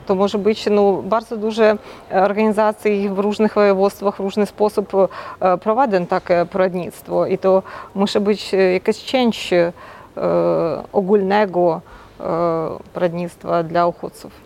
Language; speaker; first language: Polish; non-native, local second language; Ukrainian